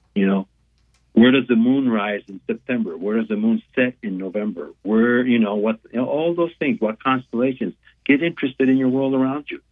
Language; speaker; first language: English; non-native, fluent; Spanish